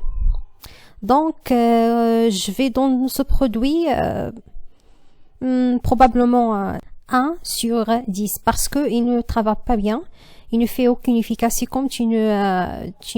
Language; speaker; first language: French; non-native, learner; Arabic